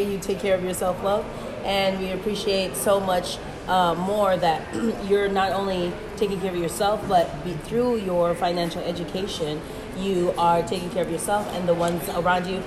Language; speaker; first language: English; native; English